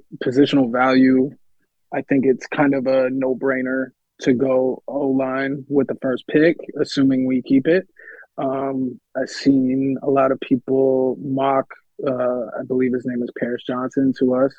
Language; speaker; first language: English; native; English